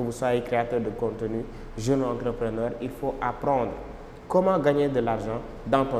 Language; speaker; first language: French; non-native, local second language; Wolof